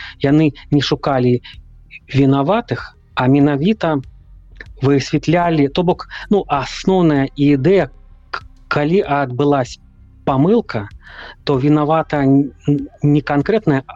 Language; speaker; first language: Belarusian; non-native, local second language; Russian